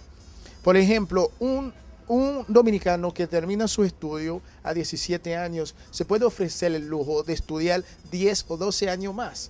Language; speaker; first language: Spanish; non-native, fluent; Haitian Creole